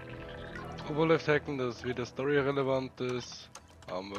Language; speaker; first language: German; native; German